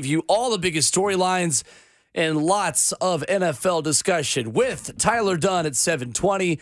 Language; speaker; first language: English; native; English